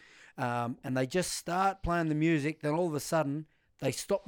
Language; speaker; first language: English; native; English